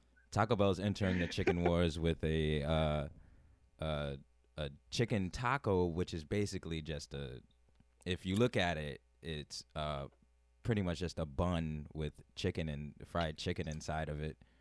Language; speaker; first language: English; early bilingual, other home language; Spanish